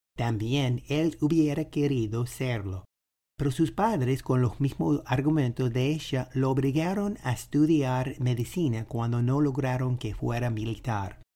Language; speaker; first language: Spanish; non-native, fluent; English